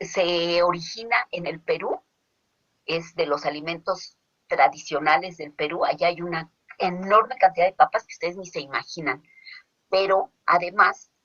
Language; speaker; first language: Spanish; native; Spanish